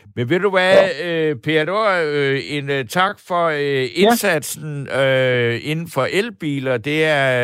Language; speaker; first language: Danish; native; Danish